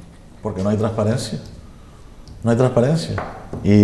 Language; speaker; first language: Spanish; native; Spanish